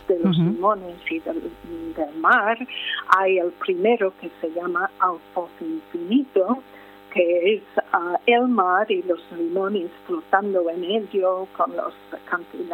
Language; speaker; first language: Spanish; non-native, fluent; English